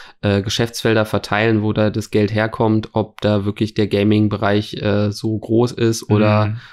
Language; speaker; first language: German; native; German